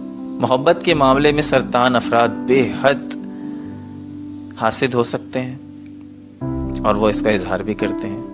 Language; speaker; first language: Urdu; native; Urdu